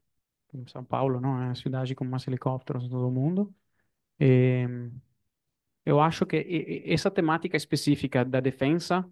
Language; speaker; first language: Portuguese; non-native, fluent; Italian